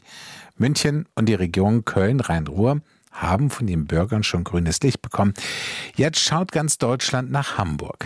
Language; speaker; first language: German; native; German